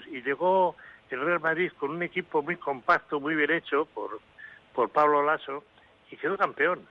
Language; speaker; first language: Spanish; native; Spanish